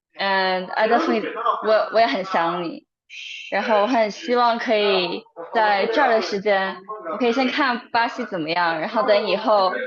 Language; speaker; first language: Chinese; early bilingual, heritage; Chinese